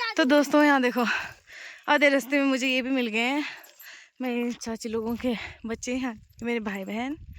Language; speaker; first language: Hindi; non-native, local second language; Garhwali